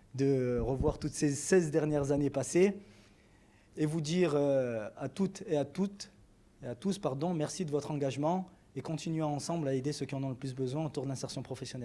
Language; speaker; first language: French; native; French